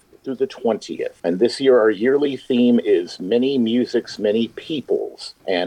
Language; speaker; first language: English; native; English